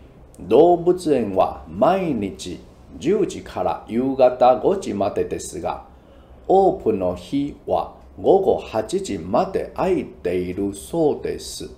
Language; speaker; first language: Japanese; non-native, fluent; Chinese